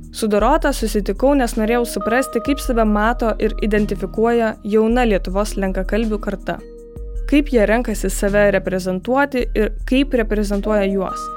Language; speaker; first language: Lithuanian; non-native, local second language; Polish